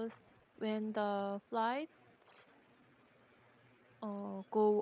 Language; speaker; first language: English; non-native, learner; Korean